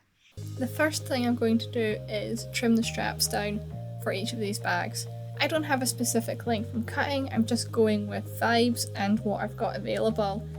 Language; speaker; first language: English; native; English